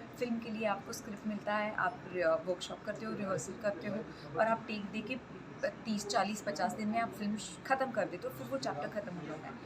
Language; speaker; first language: Hindi; non-native, local second language; Marathi